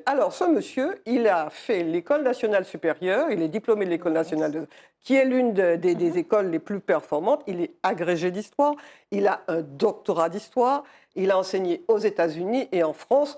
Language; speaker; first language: French; native; French